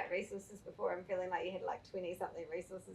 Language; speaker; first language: English; native; English